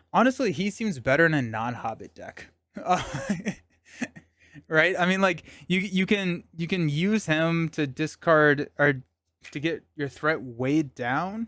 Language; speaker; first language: English; native; English